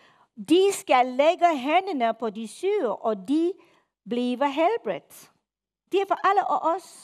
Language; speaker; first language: Danish; non-native, fluent; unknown